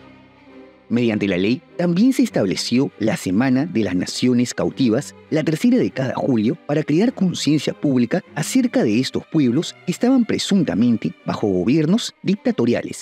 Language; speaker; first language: Spanish; native; Spanish